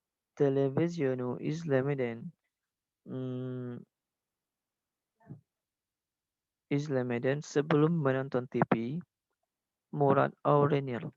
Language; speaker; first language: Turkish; non-native, learner; Indonesian